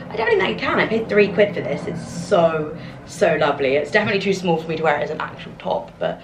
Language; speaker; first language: English; native; English